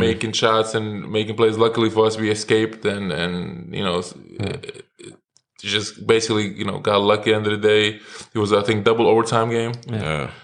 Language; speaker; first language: English; non-native, fluent; Lithuanian